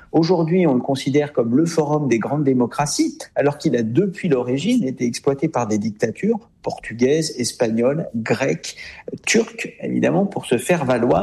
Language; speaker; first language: French; native; French